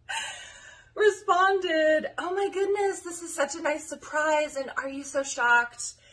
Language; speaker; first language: English; native; English